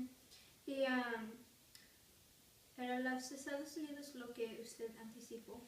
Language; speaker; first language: Spanish; non-native, learner; English